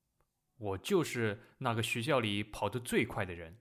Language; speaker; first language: Chinese; non-native, learner; English